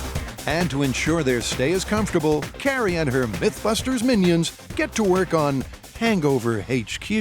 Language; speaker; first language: English; native; English